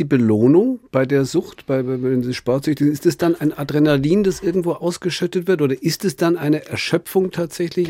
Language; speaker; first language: German; native; German